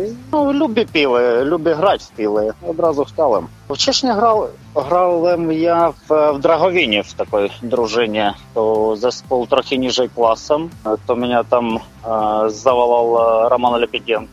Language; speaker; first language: Polish; non-native, learner; Ukrainian